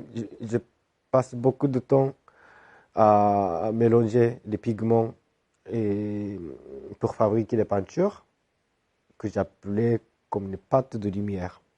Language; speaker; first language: French; non-native, fluent; Japanese